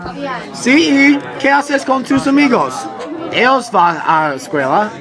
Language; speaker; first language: Spanish; non-native, learner; English